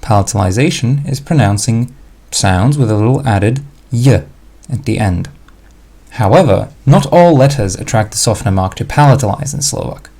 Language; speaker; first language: English; non-native, fluent; Slovak